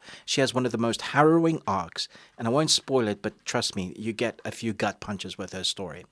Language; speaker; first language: English; native; English